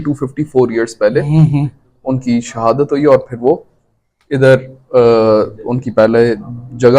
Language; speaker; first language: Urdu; non-native, local second language; Sindhi